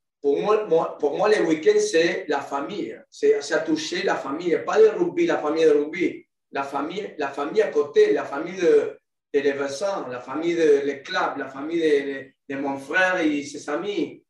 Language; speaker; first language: French; non-native, learner; Spanish